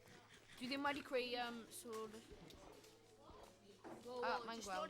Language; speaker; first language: Welsh; non-native, local second language; English